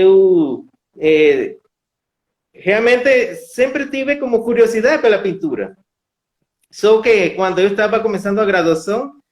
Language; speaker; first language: Portuguese; non-native, fluent; Spanish